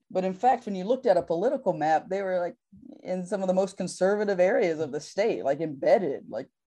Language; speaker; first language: English; native; English